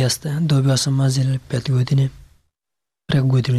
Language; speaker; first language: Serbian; non-native, learner; Pashto